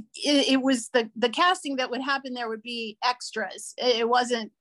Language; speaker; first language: English; native; English